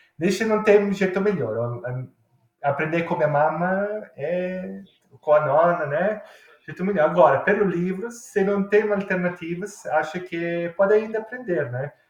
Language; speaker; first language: Portuguese; non-native, fluent; Italian